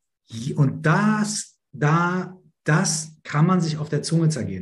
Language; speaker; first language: German; native; German